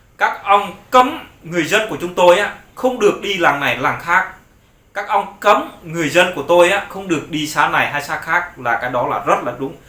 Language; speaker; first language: Vietnamese; non-native, local second language; Jarai